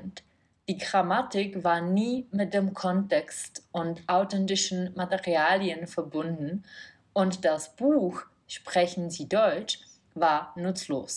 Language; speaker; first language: German; non-native, fluent; Czech